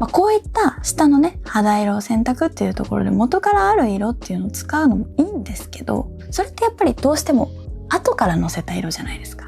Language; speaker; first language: Japanese; native; Japanese